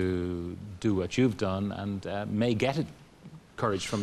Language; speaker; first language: English; native; English